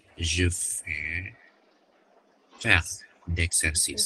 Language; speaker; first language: French; non-native, learner; Indonesian